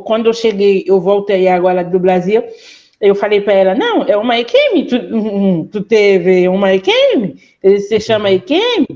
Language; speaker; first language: Portuguese; non-native, fluent; Haitian Creole